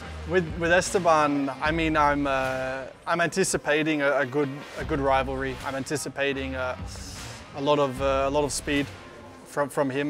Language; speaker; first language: English; native; English